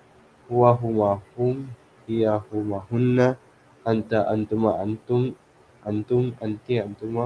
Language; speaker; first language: Arabic; non-native, learner; Filipino